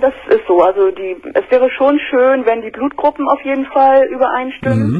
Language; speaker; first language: German; native; German